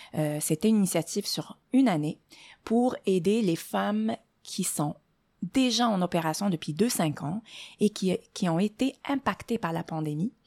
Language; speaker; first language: French; non-native, local second language; Arabic